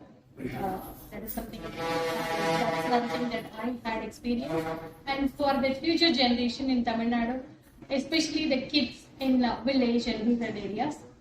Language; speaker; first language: English; non-native, local second language; Tamil